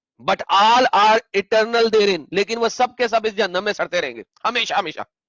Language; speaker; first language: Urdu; native; Urdu